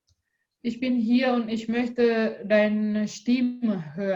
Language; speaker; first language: German; non-native, learner; Indonesian